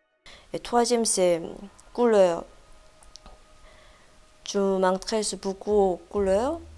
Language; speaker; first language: French; non-native, fluent; Korean